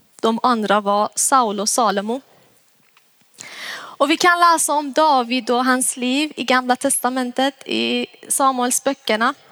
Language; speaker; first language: Swedish; non-native, fluent; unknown